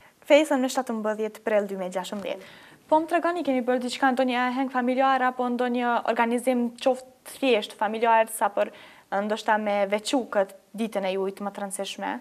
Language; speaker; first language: Albanian; native; Albanian